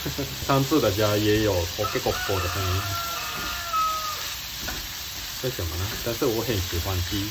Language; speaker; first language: Chinese; non-native, fluent; Japanese